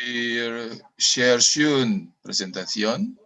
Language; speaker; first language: German; non-native, learner; Indonesian